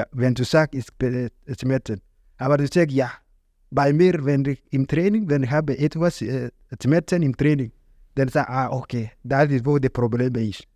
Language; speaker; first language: German; non-native, learner; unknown